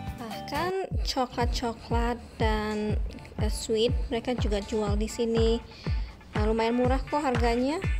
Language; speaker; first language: Indonesian; native; Indonesian